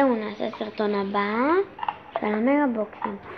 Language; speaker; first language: Hebrew; native; Hebrew